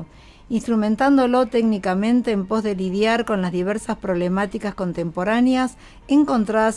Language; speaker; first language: Spanish; native; Spanish